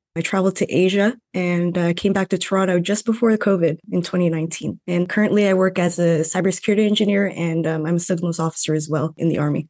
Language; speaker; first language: English; non-native, fluent; Filipino